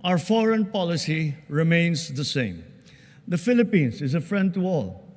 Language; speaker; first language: English; non-native, local second language; Filipino